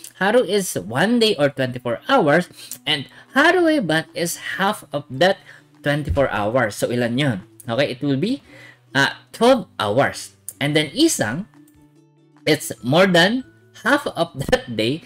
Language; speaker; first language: English; non-native, local second language; Filipino